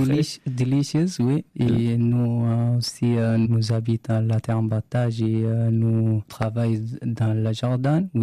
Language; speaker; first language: French; non-native, learner; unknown